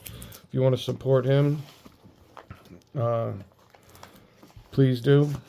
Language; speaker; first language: English; native; English